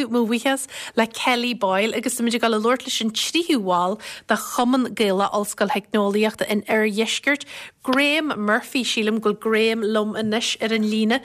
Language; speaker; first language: Irish; native; Irish